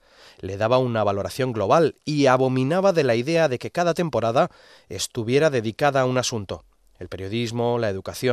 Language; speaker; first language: Spanish; native; Spanish